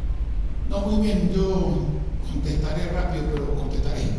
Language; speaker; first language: Spanish; native; Spanish